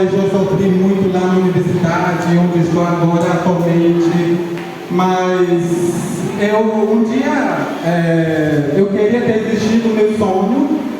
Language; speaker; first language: Portuguese; non-native, local second language; Ticuna